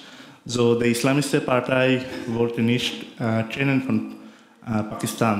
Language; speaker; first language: German; non-native, learner; Bangla